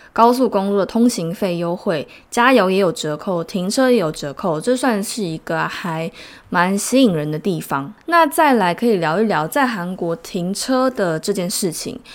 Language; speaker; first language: Chinese; native; Chinese